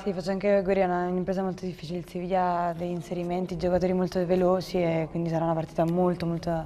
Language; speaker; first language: Italian; native; Italian